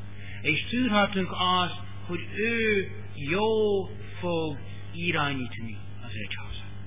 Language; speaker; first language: Hungarian; non-native, learner; English